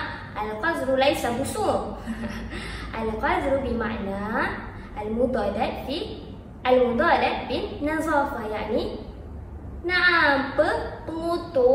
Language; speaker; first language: Arabic; non-native, learner; Malay